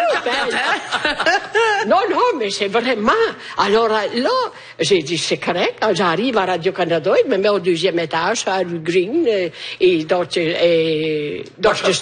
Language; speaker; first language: French; non-native, fluent; Italian